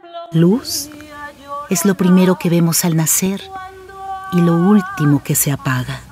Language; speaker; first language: Spanish; native; Spanish